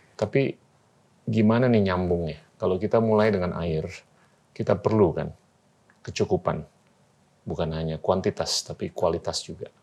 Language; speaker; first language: Indonesian; native; Indonesian